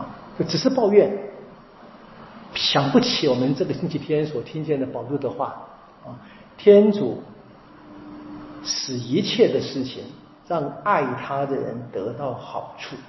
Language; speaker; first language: Chinese; native; Chinese